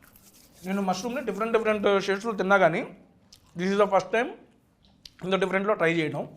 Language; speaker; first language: Telugu; native; Telugu